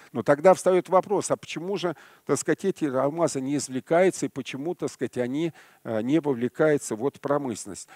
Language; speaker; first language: Russian; native; Russian